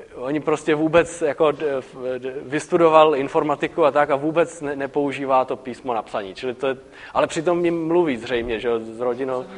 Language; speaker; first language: Czech; native; Czech